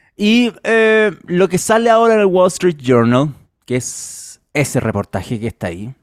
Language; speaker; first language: Spanish; native; Spanish